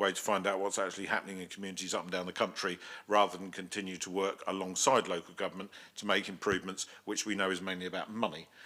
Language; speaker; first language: English; native; English